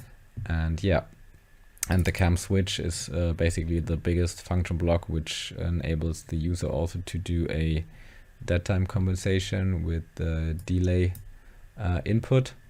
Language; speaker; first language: English; non-native, fluent; German